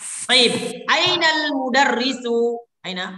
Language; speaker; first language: Arabic; non-native, fluent; Indonesian